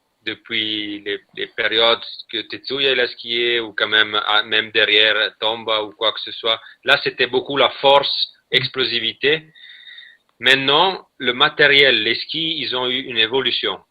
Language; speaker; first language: French; non-native, fluent; Italian